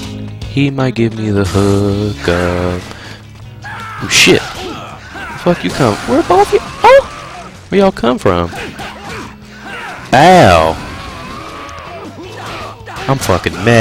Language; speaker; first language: English; native; English